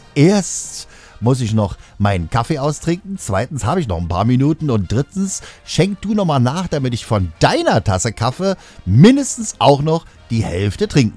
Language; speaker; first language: German; native; German